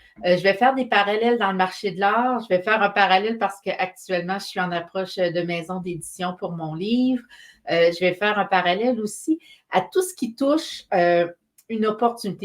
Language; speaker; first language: French; native; French